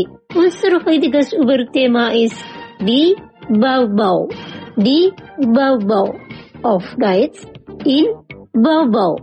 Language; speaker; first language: German; non-native, fluent; Indonesian